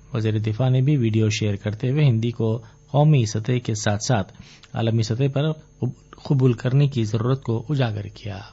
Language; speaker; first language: Urdu; native; Urdu